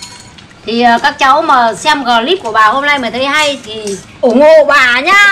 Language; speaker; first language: Vietnamese; native; Vietnamese